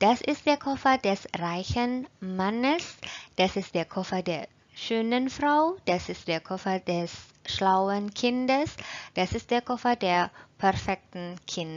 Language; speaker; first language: German; non-native, fluent; Indonesian